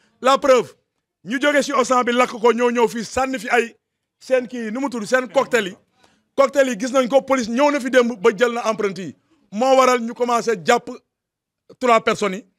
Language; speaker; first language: French; non-native, local second language; Wolof